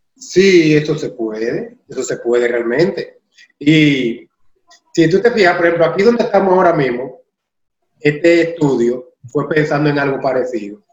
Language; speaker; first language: Spanish; native; Spanish